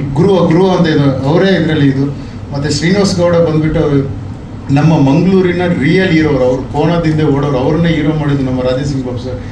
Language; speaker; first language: Kannada; non-native, local second language; Tulu